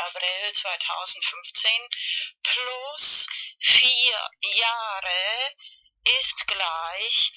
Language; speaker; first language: German; non-native, fluent; Spanish